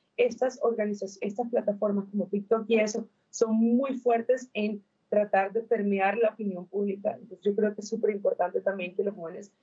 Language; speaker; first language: Spanish; native; Spanish